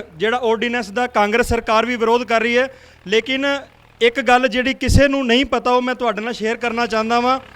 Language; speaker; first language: Punjabi; native; Punjabi